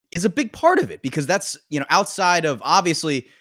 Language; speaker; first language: English; early bilingual, other home language; Korean